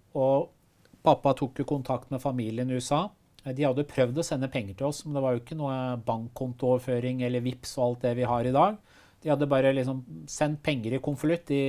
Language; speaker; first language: Norwegian; early bilingual, other home language; Persian